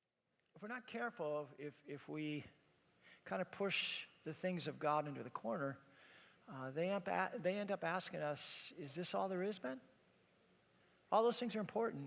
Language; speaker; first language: English; native; English